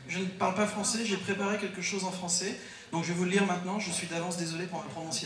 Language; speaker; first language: French; native; French